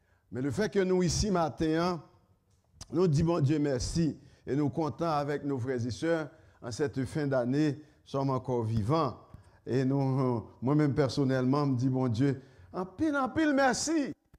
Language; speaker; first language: French; native; French